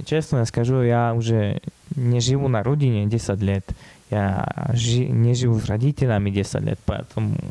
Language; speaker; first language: Russian; non-native, fluent; Slovak